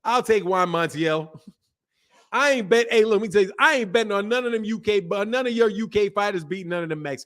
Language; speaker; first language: English; native; English